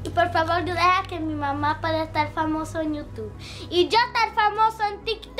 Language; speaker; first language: Spanish; early bilingual, heritage; Spanish